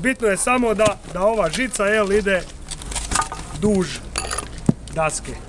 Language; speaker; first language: Croatian; native; Croatian